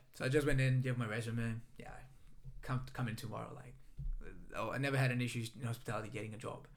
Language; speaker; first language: English; non-native, fluent; Greek